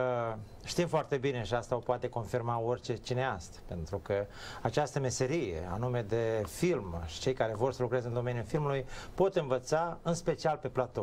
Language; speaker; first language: Romanian; native; Romanian